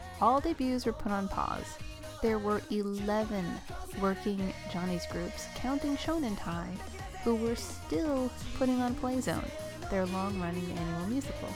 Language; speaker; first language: English; native; English